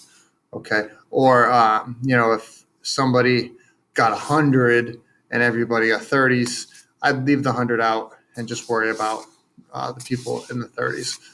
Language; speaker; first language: English; native; English